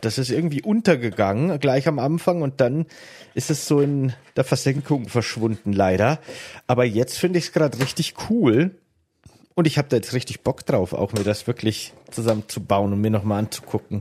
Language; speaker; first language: German; native; German